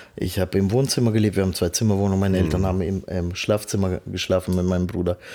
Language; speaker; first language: German; non-native, fluent; Russian